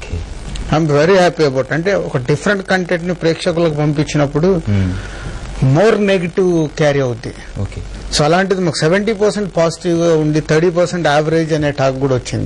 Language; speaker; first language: Telugu; native; Telugu